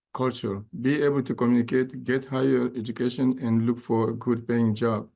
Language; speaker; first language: English; non-native, fluent; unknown